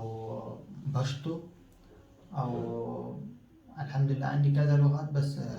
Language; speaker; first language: Arabic; non-native, fluent; Pashto